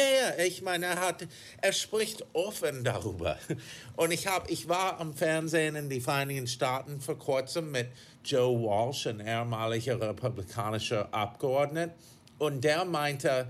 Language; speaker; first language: German; non-native, fluent; English